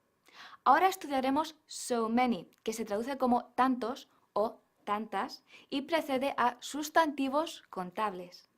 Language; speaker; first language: Spanish; non-native, fluent; English